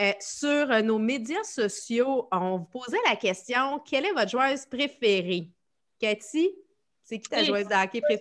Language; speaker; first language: French; native; French